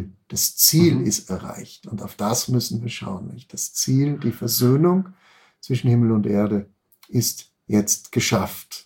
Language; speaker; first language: German; native; German